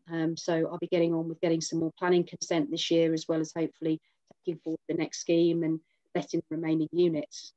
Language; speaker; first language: English; native; English